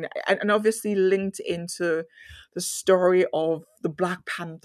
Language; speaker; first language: English; non-native, local second language; Yoruba